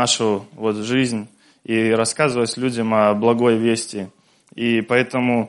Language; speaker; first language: Russian; native; Russian